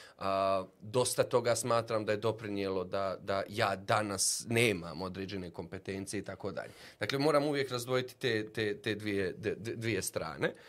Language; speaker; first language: Bosnian; native; Bosnian